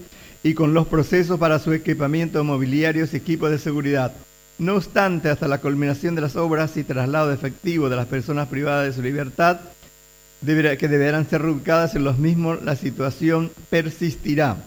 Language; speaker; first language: Spanish; native; Spanish